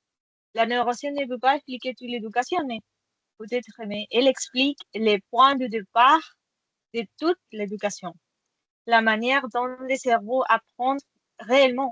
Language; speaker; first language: French; non-native, fluent; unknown